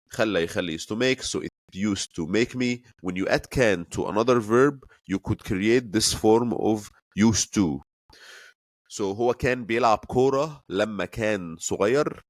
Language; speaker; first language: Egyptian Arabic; native; Egyptian Arabic